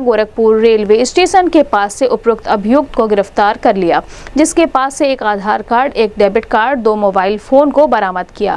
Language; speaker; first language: Hindi; native; Hindi